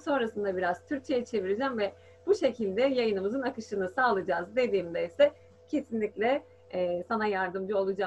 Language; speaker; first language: Turkish; native; Turkish